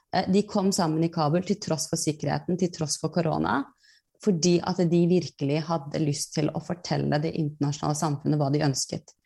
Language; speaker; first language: Norwegian; early bilingual, other home language; Persian